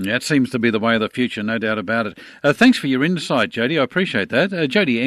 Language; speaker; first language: English; native; English